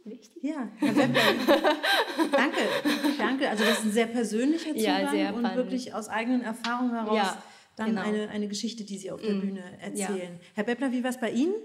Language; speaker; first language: German; native; German